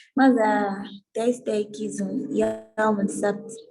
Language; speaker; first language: Arabic; non-native, learner; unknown